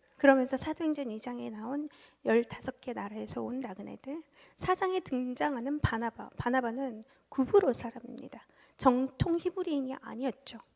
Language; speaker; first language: Korean; early bilingual, heritage; Korean